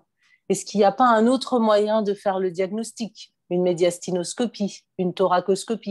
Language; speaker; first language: French; native; French